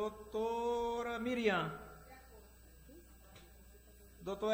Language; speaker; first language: Portuguese; native; Portuguese